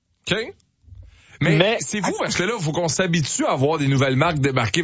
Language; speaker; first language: French; native; French